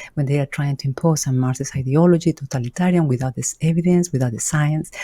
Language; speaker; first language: English; non-native, fluent; Spanish